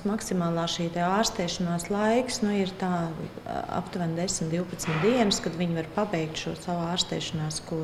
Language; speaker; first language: Latvian; native; Latvian